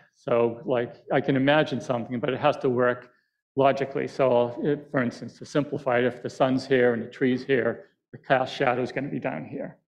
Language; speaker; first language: English; native; English